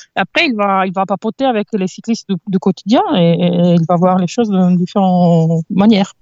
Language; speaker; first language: French; non-native, fluent; Italian